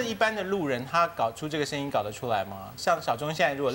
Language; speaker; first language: Chinese; native; Chinese